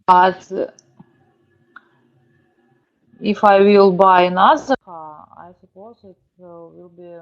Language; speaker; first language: English; non-native, learner; Russian